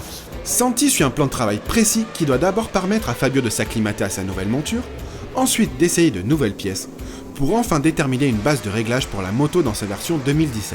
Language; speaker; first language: French; native; French